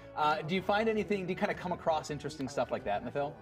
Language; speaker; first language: English; native; English